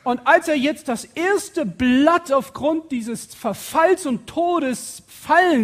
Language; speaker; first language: German; native; German